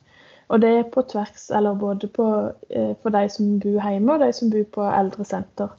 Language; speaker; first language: Norwegian; native; Norwegian